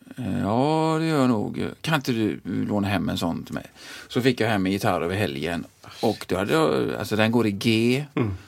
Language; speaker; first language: Swedish; native; Swedish